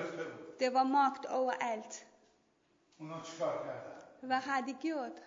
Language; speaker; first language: Danish; non-native, learner; Persian